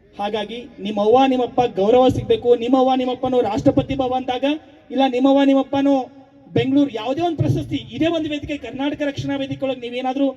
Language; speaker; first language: Kannada; native; Kannada